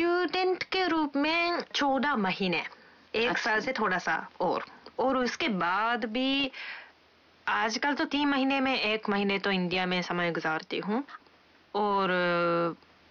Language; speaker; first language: Hindi; non-native, fluent; Japanese